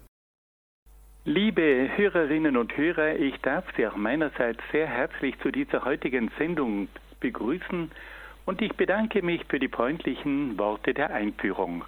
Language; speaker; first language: German; native; German